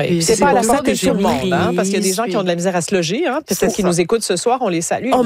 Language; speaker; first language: French; native; French